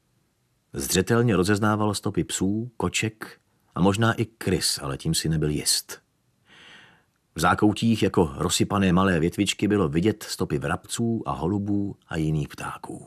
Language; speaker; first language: Czech; native; Czech